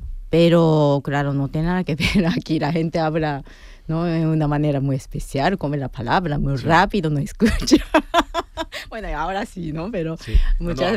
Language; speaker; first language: Spanish; non-native, fluent; Japanese